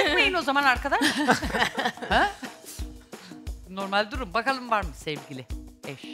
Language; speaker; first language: Turkish; native; Turkish